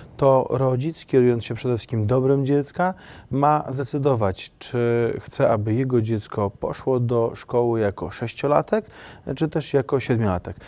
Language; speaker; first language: Polish; native; Polish